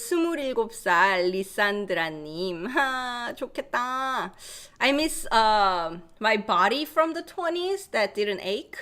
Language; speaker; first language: Korean; native; Korean